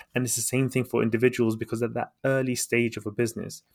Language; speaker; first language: English; native; English